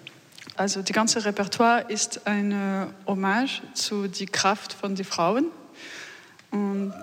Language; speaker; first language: German; non-native, learner; French